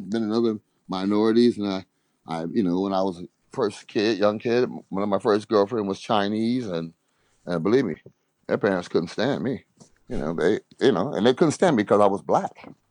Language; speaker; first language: English; native; English